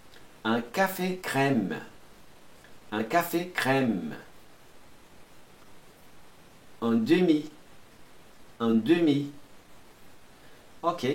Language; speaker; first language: French; non-native, fluent; Portuguese